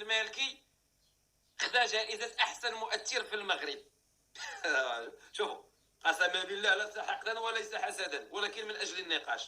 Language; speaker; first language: Arabic; native; Arabic